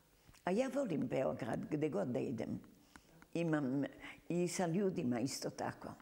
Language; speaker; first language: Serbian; early bilingual, heritage; Serbian